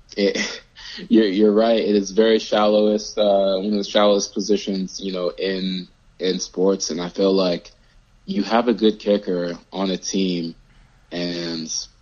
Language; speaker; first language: English; native; English